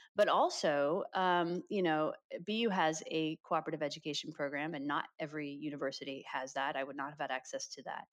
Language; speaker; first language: English; native; English